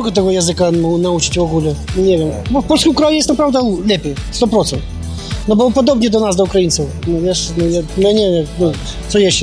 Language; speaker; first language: Polish; non-native, learner; Ukrainian